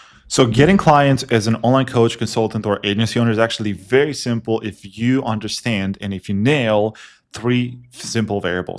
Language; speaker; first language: English; non-native, fluent; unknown